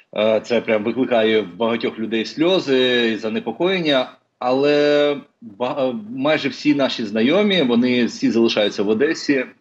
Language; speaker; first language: Ukrainian; non-native, local second language; Russian